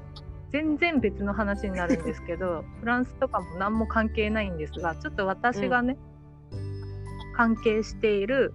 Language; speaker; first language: Japanese; native; Japanese